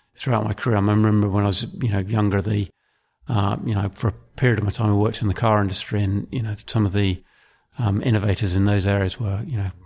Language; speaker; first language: English; native; English